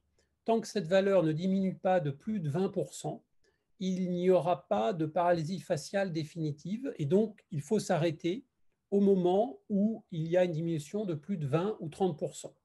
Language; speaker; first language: French; native; French